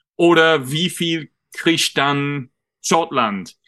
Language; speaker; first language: German; non-native, fluent; English